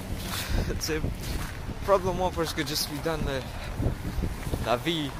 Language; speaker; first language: French; non-native, learner; English